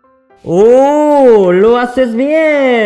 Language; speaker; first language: Spanish; non-native, learner; Korean